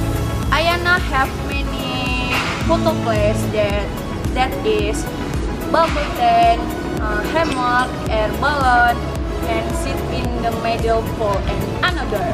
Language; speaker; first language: English; non-native, learner; Indonesian